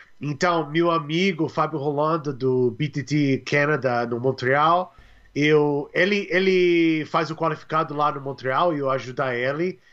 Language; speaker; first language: Portuguese; non-native, learner; English